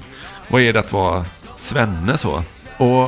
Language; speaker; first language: Swedish; native; Swedish